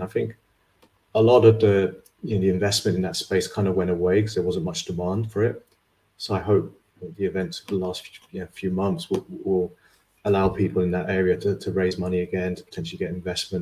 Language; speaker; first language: English; native; English